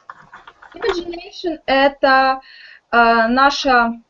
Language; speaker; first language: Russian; native; Russian